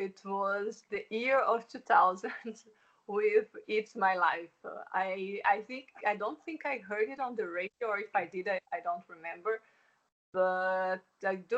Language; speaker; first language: English; non-native, fluent; Portuguese